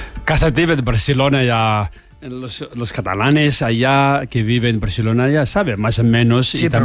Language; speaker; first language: Spanish; non-native, learner; Tibetan